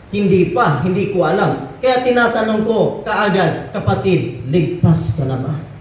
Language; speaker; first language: Filipino; non-native, local second language; Cebuano